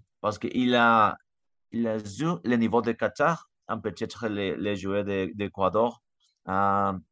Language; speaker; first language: French; non-native, learner; Spanish